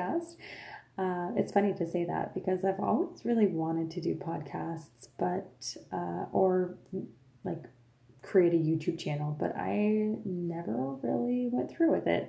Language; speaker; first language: English; non-native, fluent; French